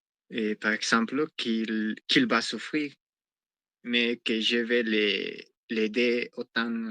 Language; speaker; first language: French; non-native, learner; Spanish